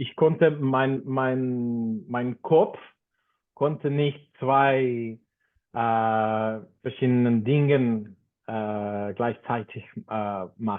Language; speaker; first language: German; non-native, fluent; Spanish